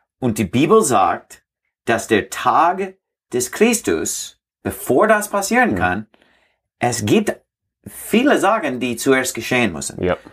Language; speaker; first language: German; non-native, learner; English